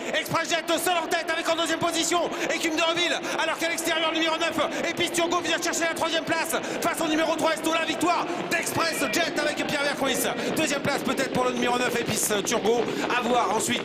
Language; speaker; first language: French; native; French